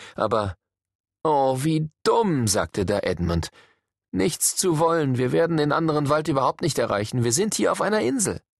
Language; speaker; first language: German; native; German